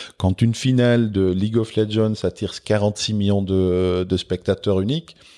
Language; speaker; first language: French; non-native, local second language; Dutch